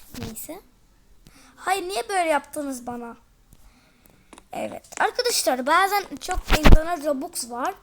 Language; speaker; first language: Turkish; early bilingual, heritage; Turkish